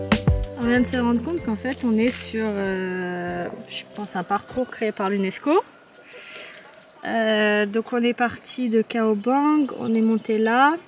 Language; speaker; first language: French; native; French